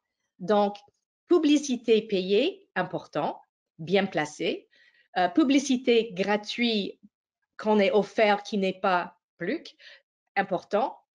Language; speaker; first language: French; non-native, fluent; English